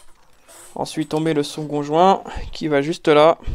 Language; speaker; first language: French; native; French